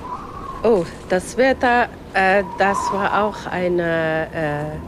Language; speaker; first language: German; non-native, fluent; Arabic